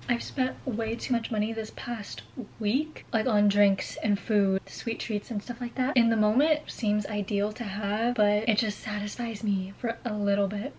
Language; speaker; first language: English; native; English